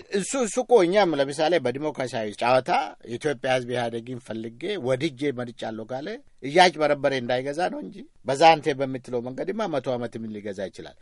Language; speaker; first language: Amharic; non-native, local second language; Oromo